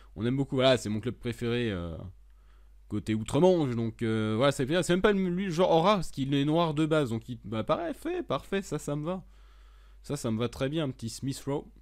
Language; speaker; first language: French; native; French